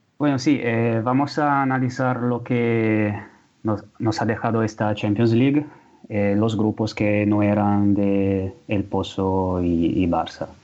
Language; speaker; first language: Spanish; non-native, fluent; Italian